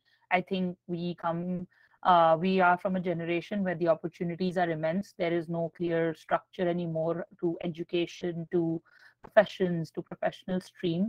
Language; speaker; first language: English; non-native, local second language; Hindi